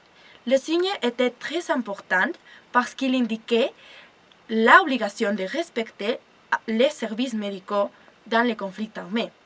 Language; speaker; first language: French; non-native, learner; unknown